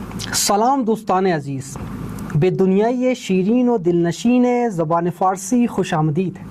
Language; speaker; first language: Persian; non-native, fluent; Urdu